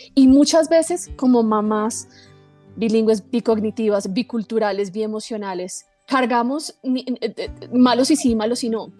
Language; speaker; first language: Spanish; early bilingual, other home language; English